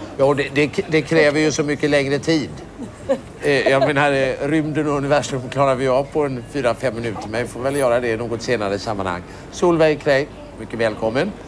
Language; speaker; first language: Swedish; native; Swedish